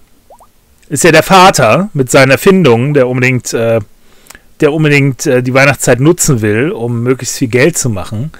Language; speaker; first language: German; native; German